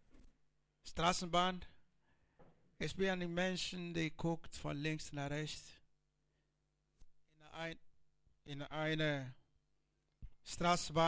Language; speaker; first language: German; non-native, learner; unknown